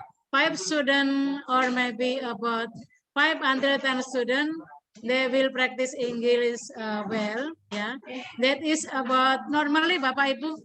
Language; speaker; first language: English; non-native, learner; Indonesian